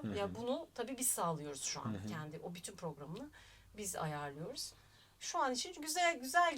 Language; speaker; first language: Turkish; native; Turkish